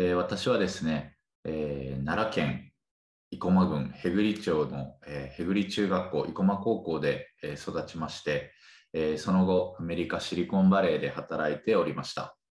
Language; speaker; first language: Japanese; native; Japanese